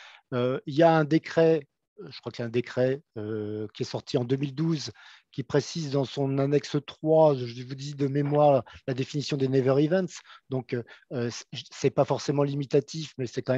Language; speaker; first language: French; native; French